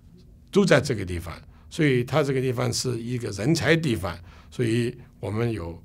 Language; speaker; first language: Chinese; non-native, local second language; Cantonese